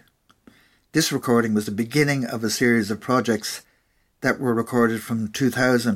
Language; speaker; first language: English; native; English